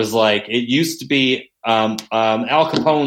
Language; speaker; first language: English; native; English